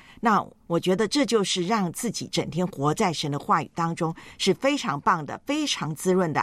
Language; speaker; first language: Chinese; native; Chinese